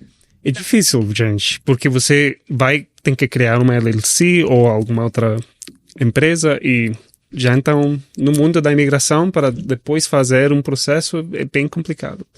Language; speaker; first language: Portuguese; non-native, fluent; Spanish